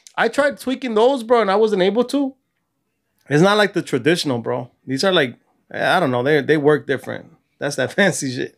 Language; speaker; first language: English; early bilingual, other home language; Spanish